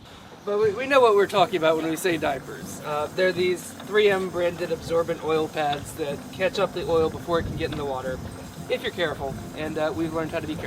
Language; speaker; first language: English; native; English